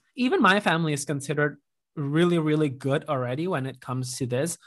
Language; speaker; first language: English; non-native, fluent; Indonesian